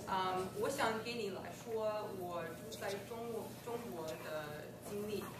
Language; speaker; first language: Chinese; non-native, fluent; English